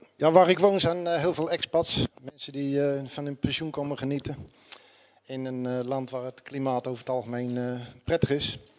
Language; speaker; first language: Dutch; native; Dutch